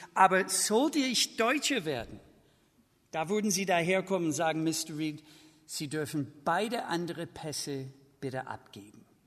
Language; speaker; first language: German; non-native, fluent; English